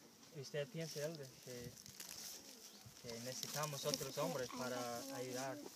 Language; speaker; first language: Spanish; non-native, learner; English